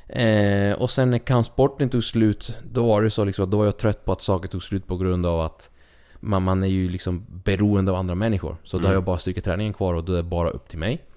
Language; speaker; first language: Swedish; early bilingual, other home language; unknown